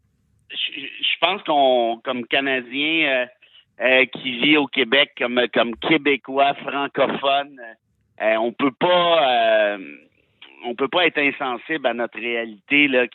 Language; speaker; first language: French; native; French